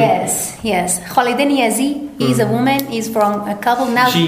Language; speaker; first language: English; non-native, learner; Persian